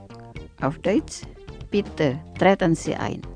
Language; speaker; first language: German; non-native, fluent; Indonesian